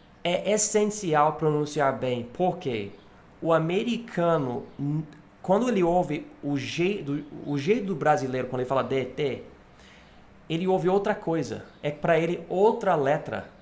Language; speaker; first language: Portuguese; non-native, fluent; English